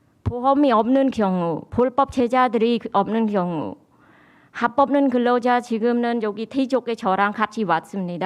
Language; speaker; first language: Korean; non-native, learner; Khmer